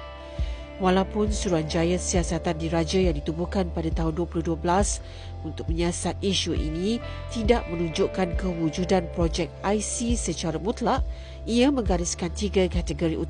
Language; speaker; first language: Malay; native; Malay